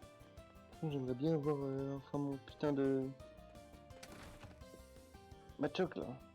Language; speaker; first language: French; native; French